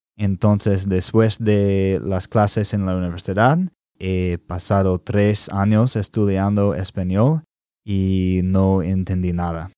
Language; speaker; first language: Spanish; non-native, learner; English